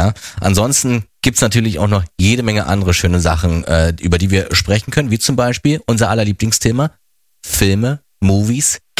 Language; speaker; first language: German; native; German